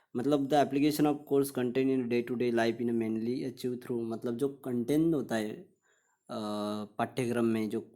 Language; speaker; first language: Hindi; non-native, local second language; Marathi